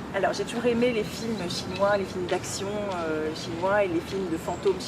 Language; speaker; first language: French; native; French